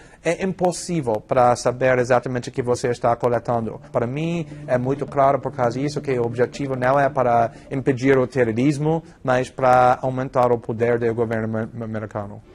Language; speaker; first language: Portuguese; non-native, fluent; English